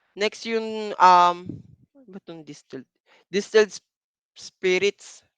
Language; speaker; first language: English; non-native, local second language; Filipino